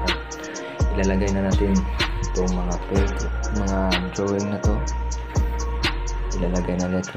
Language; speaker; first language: Filipino; non-native, local second language; Cebuano